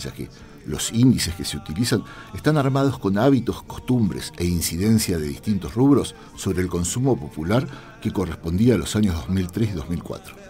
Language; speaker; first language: Spanish; native; Spanish